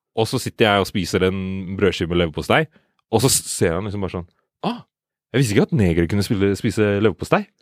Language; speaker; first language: Norwegian; early bilingual, other home language; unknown